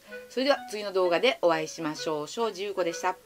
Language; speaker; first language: Japanese; native; Japanese